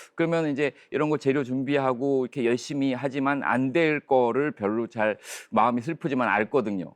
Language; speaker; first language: Korean; native; Korean